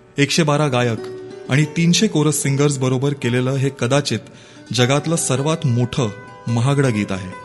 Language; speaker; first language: Marathi; native; Marathi